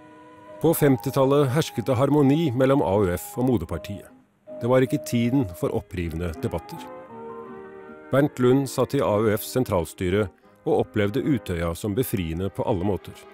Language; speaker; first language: Norwegian; native; Norwegian